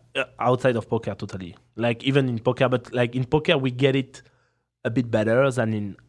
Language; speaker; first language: English; non-native, fluent; French